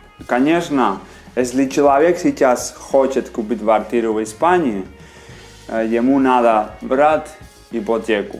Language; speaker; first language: Russian; non-native, fluent; Spanish